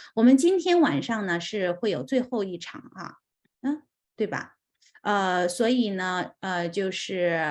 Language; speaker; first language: Chinese; native; Chinese